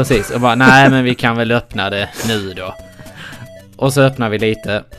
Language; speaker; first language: Swedish; native; Swedish